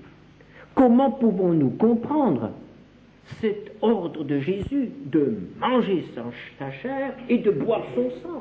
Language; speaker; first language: French; native; French